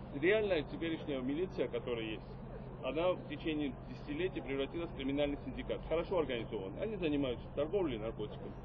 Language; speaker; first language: Russian; non-native, local second language; Georgian